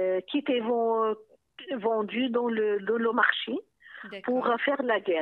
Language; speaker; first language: French; non-native, fluent; Arabic